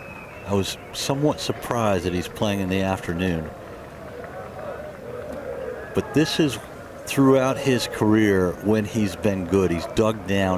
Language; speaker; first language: English; native; English